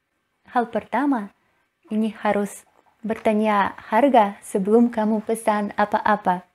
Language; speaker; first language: Indonesian; non-native, learner; Russian